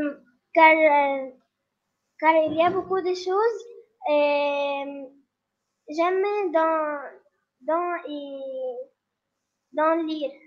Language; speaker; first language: French; non-native, learner; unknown